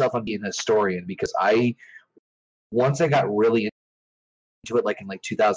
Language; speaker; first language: English; native; English